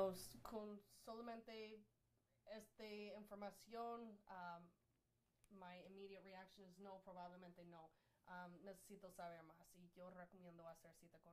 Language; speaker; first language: Spanish; non-native, fluent; English